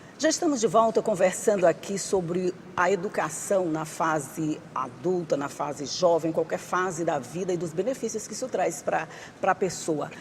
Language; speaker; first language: Portuguese; native; Portuguese